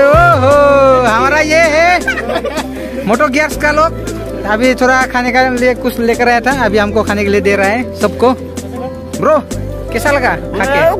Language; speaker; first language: Hindi; non-native, local second language; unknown